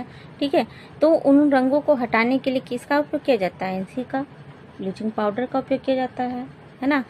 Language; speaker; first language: Hindi; native; Hindi